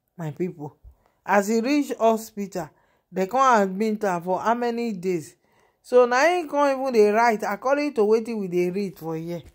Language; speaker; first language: Nigerian Pidgin; non-native, local second language; Yoruba